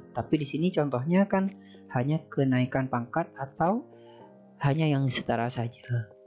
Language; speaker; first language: Indonesian; native; Indonesian